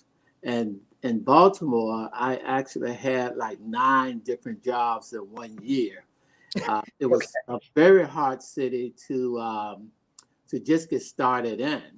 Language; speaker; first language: English; native; English